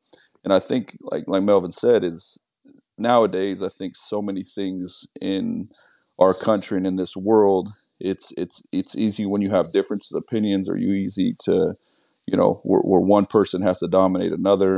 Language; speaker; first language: English; native; English